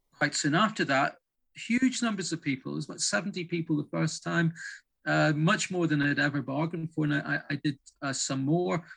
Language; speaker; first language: English; native; English